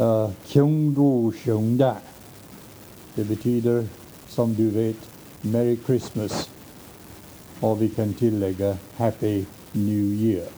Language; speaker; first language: Swedish; early bilingual, heritage; Swedish